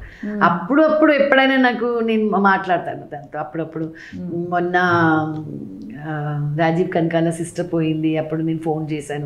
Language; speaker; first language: Telugu; non-native, local second language; Malayalam